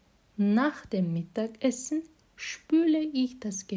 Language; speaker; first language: German; non-native, fluent; Azerbaijani